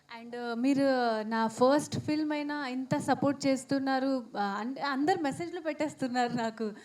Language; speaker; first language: Telugu; non-native, fluent; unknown